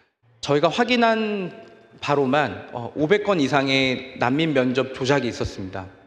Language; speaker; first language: Korean; native; Korean